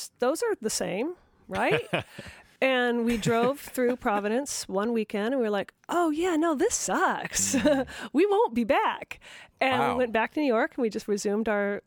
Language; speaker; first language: English; native; English